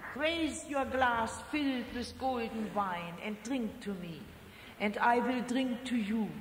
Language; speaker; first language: English; non-native, fluent; German